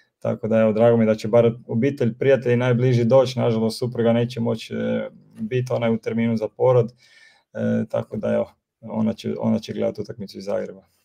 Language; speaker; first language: Croatian; native; Croatian